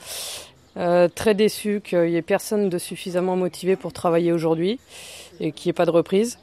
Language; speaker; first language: French; native; French